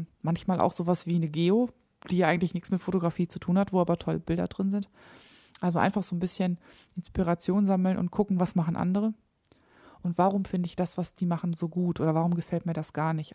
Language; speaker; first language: German; native; German